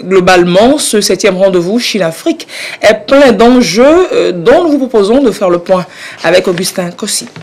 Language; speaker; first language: French; native; French